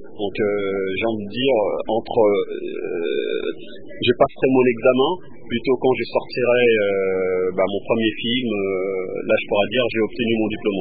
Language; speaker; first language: French; early bilingual, other home language; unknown